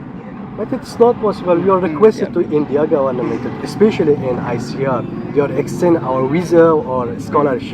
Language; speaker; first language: English; non-native, learner; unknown